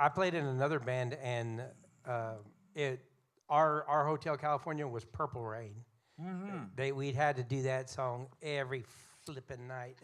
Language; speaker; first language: English; native; English